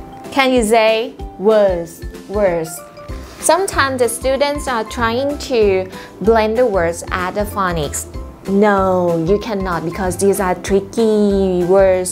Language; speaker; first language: English; non-native, fluent; Thai